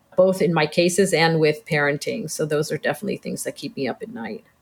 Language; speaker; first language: English; early bilingual, other home language; Hebrew